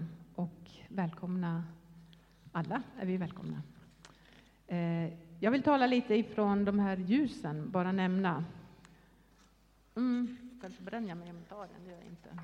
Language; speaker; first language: Swedish; native; Swedish